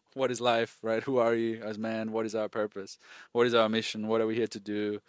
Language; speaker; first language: English; non-native, fluent; German